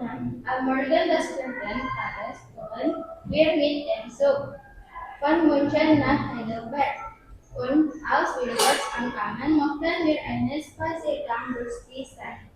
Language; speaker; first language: German; non-native, learner; Indonesian